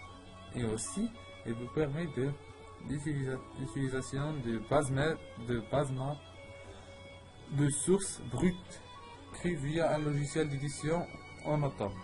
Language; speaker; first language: French; non-native, learner; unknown